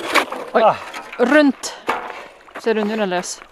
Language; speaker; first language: Swedish; native; Swedish